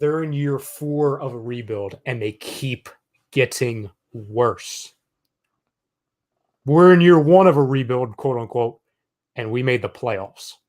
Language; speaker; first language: English; native; English